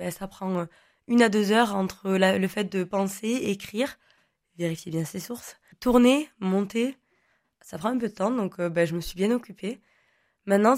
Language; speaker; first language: French; non-native, local second language; Occitan